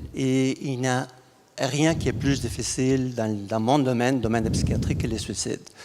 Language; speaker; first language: French; non-native, fluent; Spanish